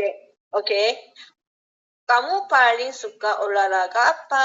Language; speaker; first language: Indonesian; non-native, learner; Korean